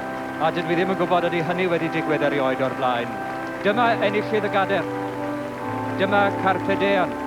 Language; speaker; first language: Welsh; native; Welsh